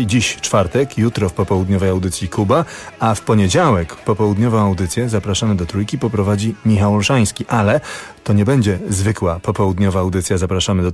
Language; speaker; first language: Polish; native; Polish